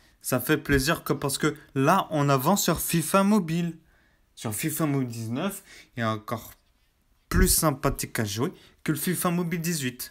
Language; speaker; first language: French; native; French